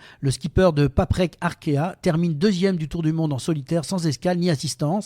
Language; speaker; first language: French; native; French